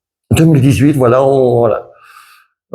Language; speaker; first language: French; native; French